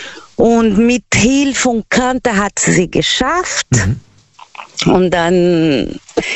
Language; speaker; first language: German; non-native, learner; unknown